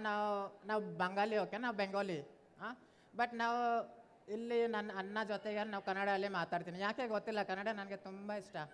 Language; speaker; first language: Kannada; non-native, learner; Bangla